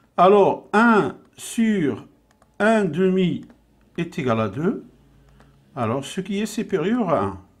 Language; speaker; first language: French; non-native, local second language; Arabic